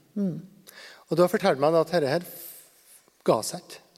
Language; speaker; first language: Norwegian; native; Norwegian